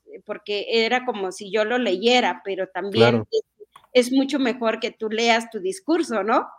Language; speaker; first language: Spanish; non-native, local second language; Mixtepec Mixtec